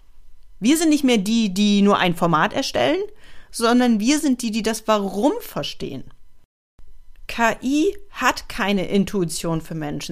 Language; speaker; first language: German; native; German